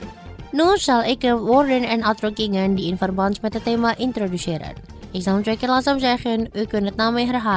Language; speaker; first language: Dutch; non-native, fluent; Indonesian